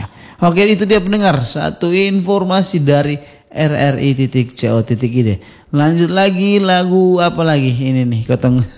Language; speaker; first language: Indonesian; non-native, local second language; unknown